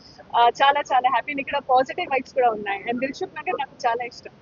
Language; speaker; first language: Telugu; non-native, fluent; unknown